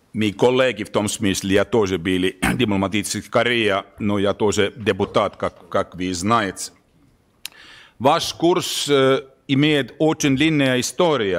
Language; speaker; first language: Russian; non-native, learner; Finnish